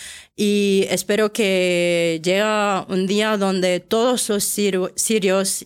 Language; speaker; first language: Spanish; non-native, fluent; Arabic